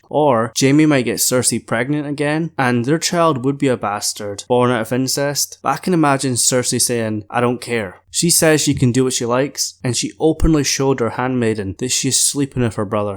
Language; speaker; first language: English; native; English